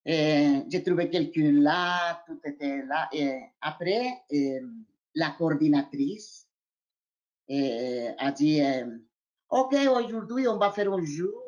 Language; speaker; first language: French; non-native, fluent; Spanish